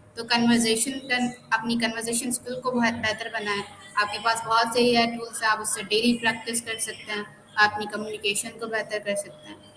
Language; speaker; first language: Urdu; non-native, local second language; Sindhi